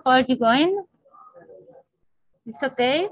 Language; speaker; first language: English; non-native, learner; Spanish